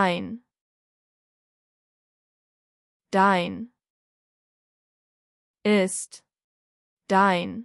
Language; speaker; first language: German; non-native, learner; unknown